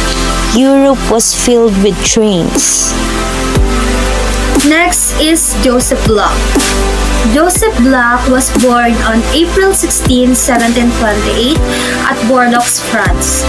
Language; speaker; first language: English; non-native, local second language; Filipino